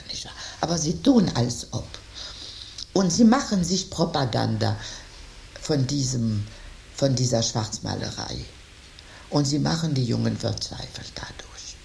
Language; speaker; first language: German; non-native, fluent; French